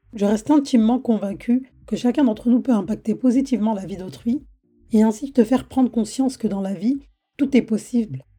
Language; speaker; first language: French; native; French